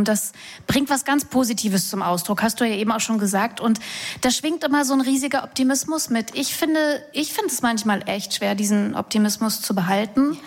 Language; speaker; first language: German; native; German